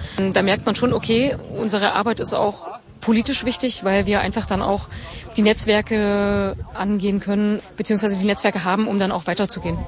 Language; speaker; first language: German; native; German